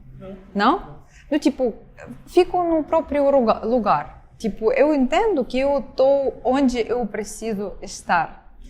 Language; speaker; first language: Portuguese; non-native, fluent; Ukrainian